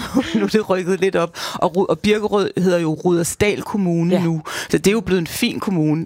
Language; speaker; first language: Danish; native; Danish